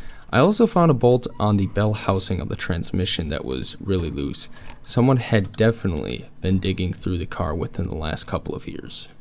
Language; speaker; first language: English; native; English